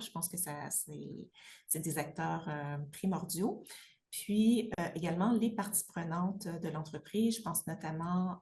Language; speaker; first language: French; native; French